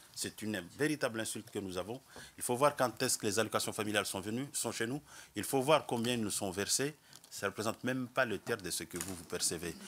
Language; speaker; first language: French; non-native, local second language; Comorian